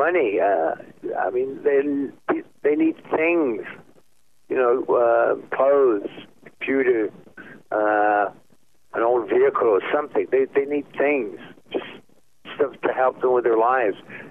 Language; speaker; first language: English; native; English